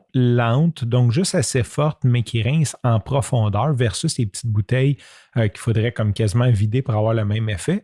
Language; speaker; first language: French; native; French